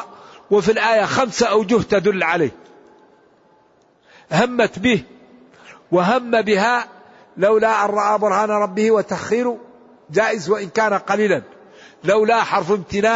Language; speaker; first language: Arabic; native; Arabic